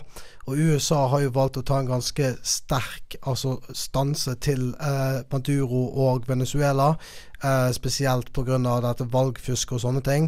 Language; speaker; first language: Norwegian; native; Norwegian